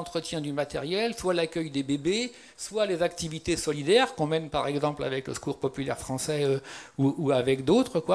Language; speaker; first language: French; native; French